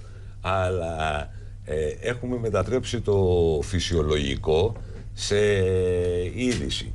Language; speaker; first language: Greek; native; Greek